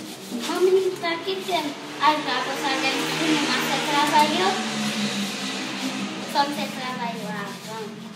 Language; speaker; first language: Portuguese; non-native, learner; Haitian Creole